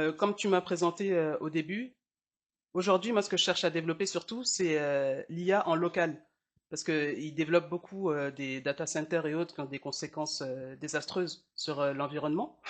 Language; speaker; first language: French; early bilingual, other home language; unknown